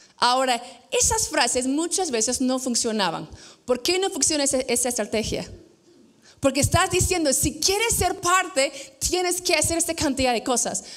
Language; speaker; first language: Spanish; non-native, fluent; English